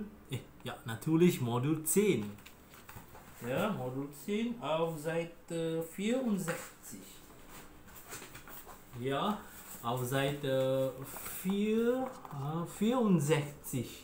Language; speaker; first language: German; non-native, learner; Malay